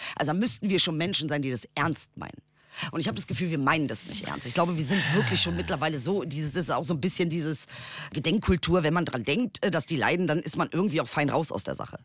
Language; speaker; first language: German; early bilingual, other home language; Turkish